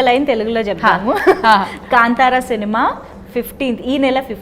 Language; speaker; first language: Telugu; native; Telugu